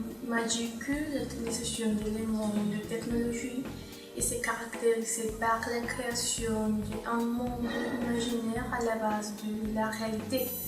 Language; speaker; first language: French; non-native, learner; Spanish